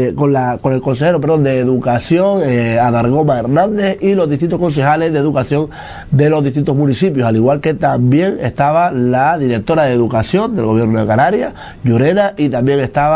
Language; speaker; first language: Spanish; native; Spanish